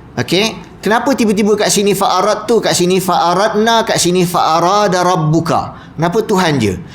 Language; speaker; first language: Malay; native; Malay